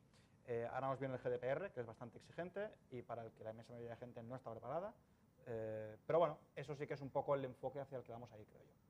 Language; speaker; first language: Spanish; native; Spanish